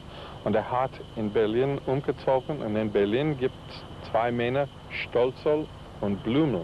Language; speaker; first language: German; non-native, fluent; English